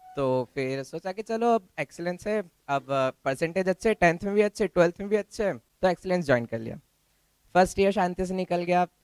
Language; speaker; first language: Hindi; native; Hindi